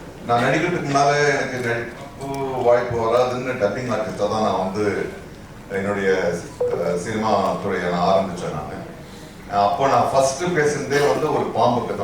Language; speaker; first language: Tamil; native; Tamil